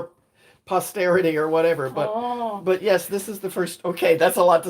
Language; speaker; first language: English; native; English